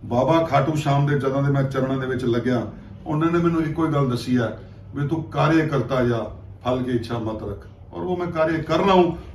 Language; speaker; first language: Hindi; non-native, local second language; Punjabi